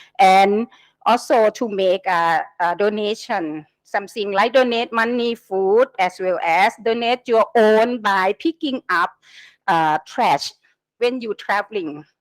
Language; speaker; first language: English; non-native, learner; Thai